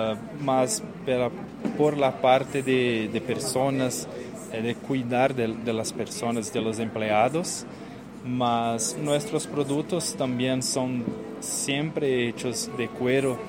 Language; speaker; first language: Spanish; non-native, learner; Portuguese